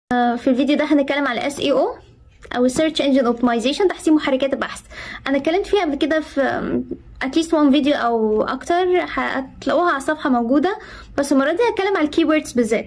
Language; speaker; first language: Arabic; native; Arabic